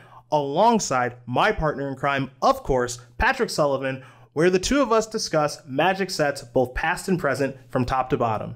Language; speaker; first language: English; native; English